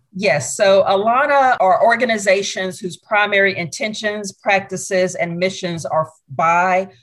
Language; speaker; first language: English; native; English